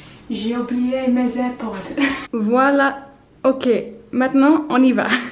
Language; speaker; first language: French; non-native, learner; English